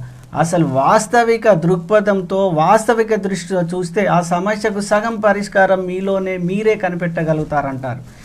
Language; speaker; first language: Telugu; native; Telugu